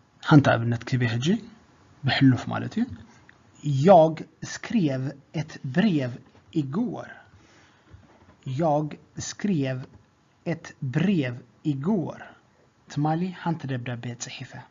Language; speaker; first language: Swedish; non-native, fluent; Tigrinya